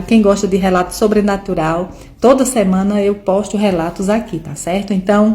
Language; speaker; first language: Portuguese; native; Portuguese